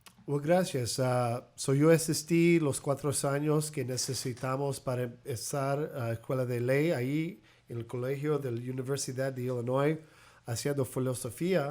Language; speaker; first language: Spanish; early bilingual, heritage; Spanish